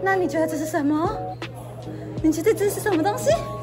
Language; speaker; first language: Chinese; native; Chinese